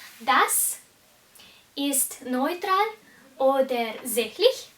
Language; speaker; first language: German; non-native, fluent; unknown